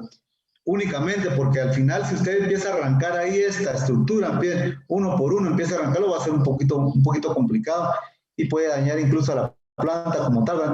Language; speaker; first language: Spanish; native; Spanish